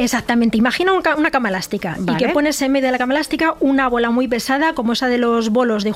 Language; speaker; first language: Spanish; native; Spanish